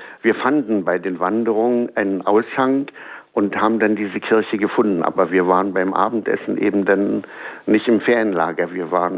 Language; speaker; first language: German; native; German